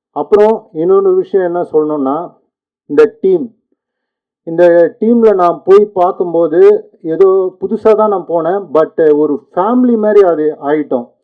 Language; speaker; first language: Tamil; native; Tamil